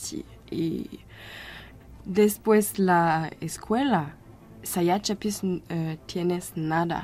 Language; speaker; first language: Spanish; non-native, learner; French